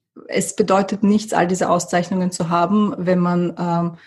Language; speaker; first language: German; early bilingual, other home language; Russian